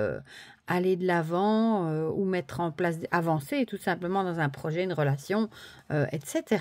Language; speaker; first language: French; native; French